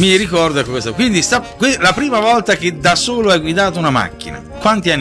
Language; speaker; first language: Italian; native; Italian